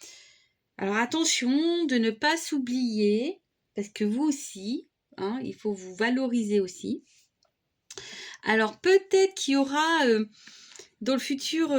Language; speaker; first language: French; native; French